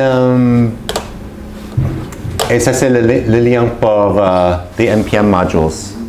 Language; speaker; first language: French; non-native, learner; English